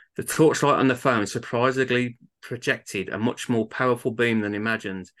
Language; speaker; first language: English; native; English